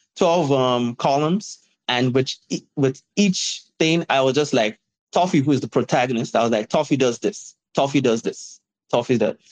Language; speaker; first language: English; non-native, local second language; Yoruba